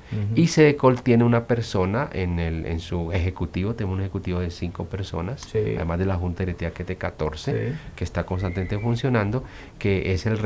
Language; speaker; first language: Spanish; native; Spanish